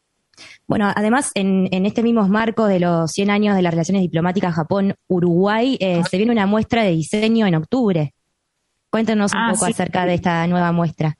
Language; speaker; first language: Spanish; native; Spanish